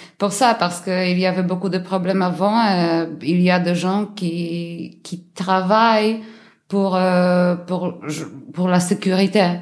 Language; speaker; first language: French; non-native, learner; Polish